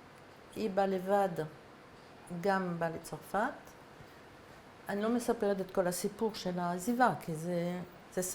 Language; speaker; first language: Hebrew; non-native, fluent; French